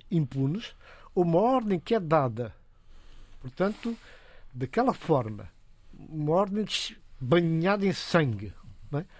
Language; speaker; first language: Portuguese; non-native, local second language; Upper Guinea Crioulo